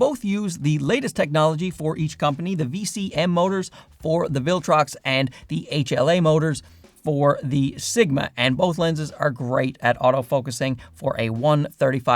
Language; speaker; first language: English; native; English